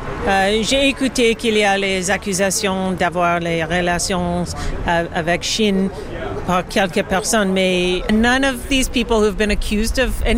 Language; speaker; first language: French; non-native, learner; English